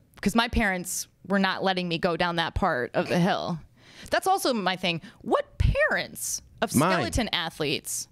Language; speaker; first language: English; native; English